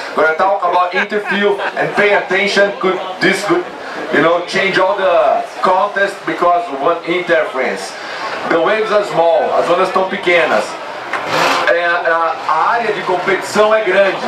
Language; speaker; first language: English; non-native, learner; Portuguese